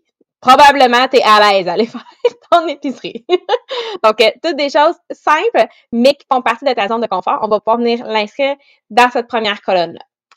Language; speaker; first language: French; native; French